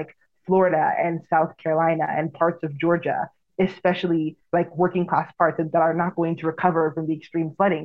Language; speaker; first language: English; early bilingual, other home language; Igbo